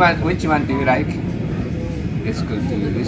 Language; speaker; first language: English; non-native, learner; Japanese